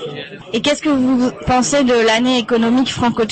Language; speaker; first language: French; native; French